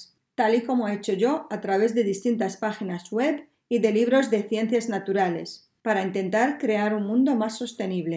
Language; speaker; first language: Spanish; native; Spanish